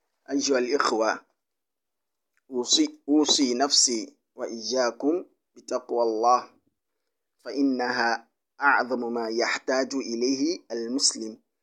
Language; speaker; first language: Arabic; non-native, fluent; Yoruba